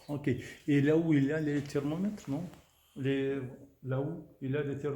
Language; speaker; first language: French; non-native, learner; Russian